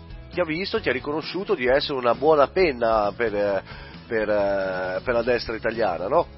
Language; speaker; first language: Italian; native; Italian